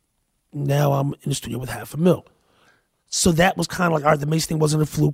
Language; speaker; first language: English; native; English